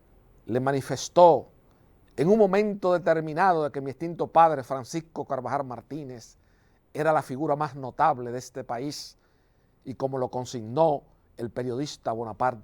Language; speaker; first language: Spanish; native; Spanish